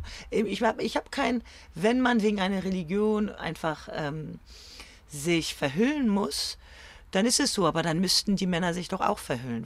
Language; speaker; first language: German; early bilingual, other home language; French